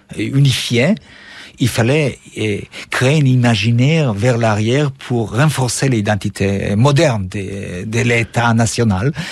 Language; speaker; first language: French; non-native, fluent; Hebrew